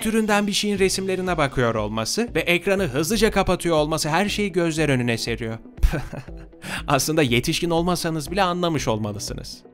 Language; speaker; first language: Turkish; native; Turkish